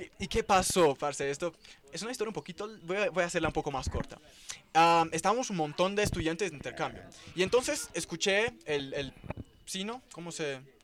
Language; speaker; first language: Spanish; non-native, fluent; Portuguese